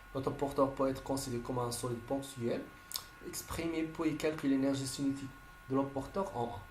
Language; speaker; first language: French; non-native, local second language; Arabic